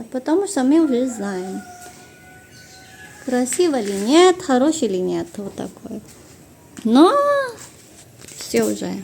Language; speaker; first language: Russian; non-native, learner; Filipino